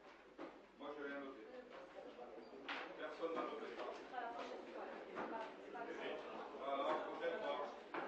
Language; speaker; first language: French; native; French